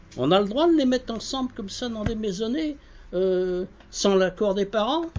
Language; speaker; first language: French; native; French